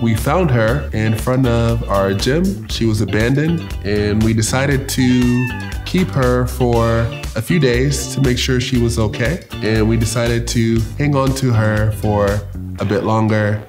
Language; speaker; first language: English; native; English